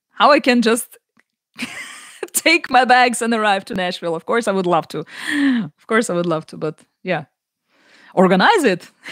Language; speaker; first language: English; non-native, fluent; Ukrainian